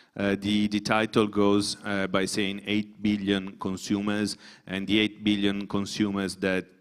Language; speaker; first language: English; non-native, fluent; Italian